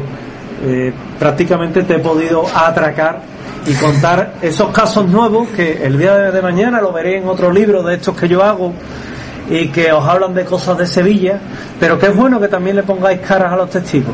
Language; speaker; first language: Spanish; native; Spanish